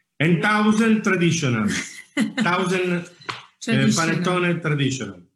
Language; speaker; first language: English; non-native, learner; Italian